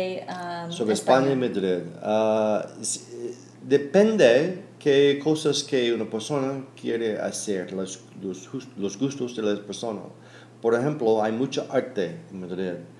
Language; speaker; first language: Spanish; non-native, fluent; English